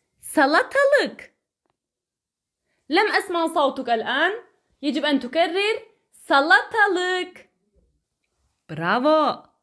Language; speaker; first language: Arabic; non-native, fluent; Turkish